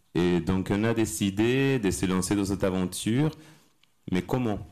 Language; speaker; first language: French; non-native, fluent; Spanish